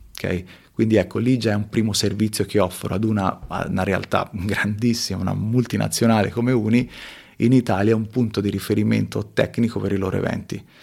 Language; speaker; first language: Italian; early bilingual, other home language; Spanish